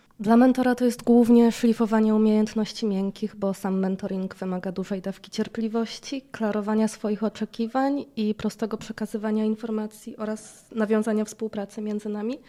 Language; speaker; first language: Polish; native; Polish